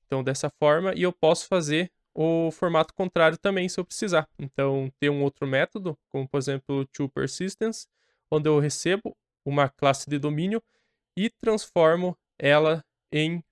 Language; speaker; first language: Portuguese; native; Portuguese